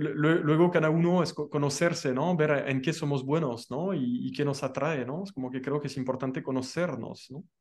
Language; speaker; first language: Spanish; non-native, fluent; French